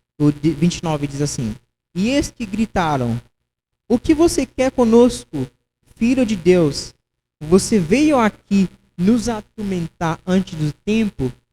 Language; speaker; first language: Portuguese; non-native, fluent; Haitian Creole